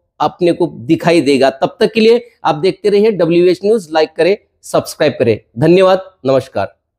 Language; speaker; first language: Hindi; non-native, local second language; Marathi